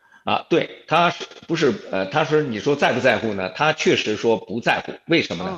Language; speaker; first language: Chinese; native; Chinese